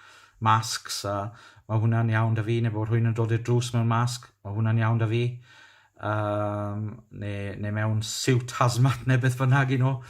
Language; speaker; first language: Welsh; native; Welsh